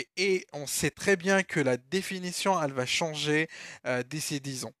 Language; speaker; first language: French; non-native, local second language; Arabic